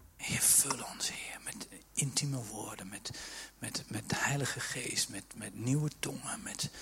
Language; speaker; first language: Dutch; native; Dutch